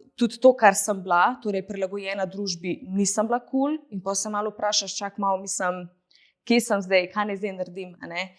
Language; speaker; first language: Slovenian; early bilingual, other home language; Bosnian